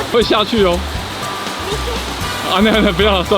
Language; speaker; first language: Chinese; native; Chinese